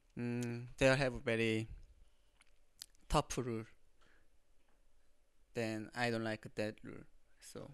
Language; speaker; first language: English; non-native, learner; Korean